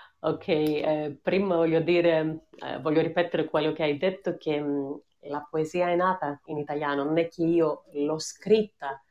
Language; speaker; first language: Italian; non-native, fluent; Greek